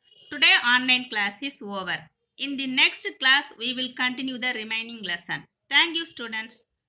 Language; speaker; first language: English; non-native, local second language; Tamil